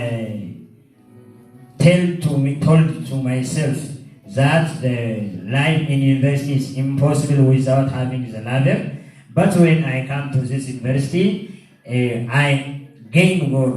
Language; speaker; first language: English; non-native, learner; Oromo